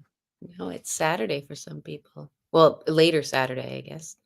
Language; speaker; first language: English; native; English